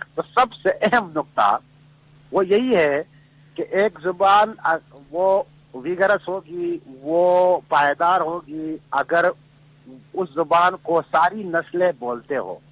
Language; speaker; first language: Urdu; non-native, local second language; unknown